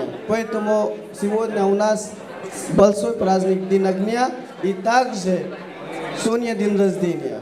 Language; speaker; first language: Russian; non-native, learner; Hindi